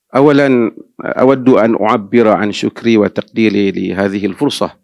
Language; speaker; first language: Arabic; non-native, fluent; Malay